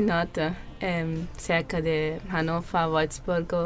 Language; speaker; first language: Spanish; non-native, learner; German